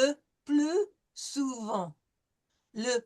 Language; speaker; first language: French; non-native, fluent; English